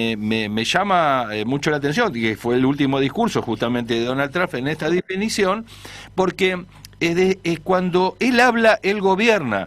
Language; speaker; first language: Spanish; native; Spanish